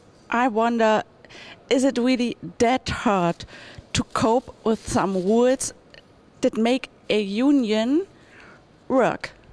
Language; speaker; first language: English; non-native, fluent; German